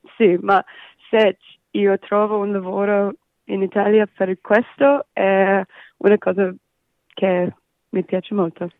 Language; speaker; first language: Italian; non-native, learner; English